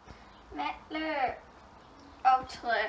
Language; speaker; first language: French; non-native, learner; English